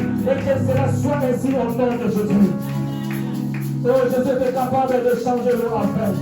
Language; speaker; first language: French; non-native, local second language; Lingala